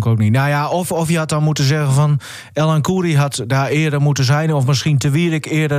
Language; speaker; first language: Dutch; native; Dutch